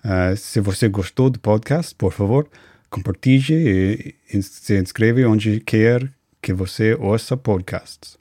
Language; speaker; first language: Portuguese; non-native, learner; English